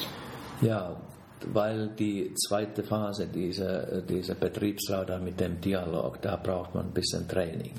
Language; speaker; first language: German; non-native, fluent; Finnish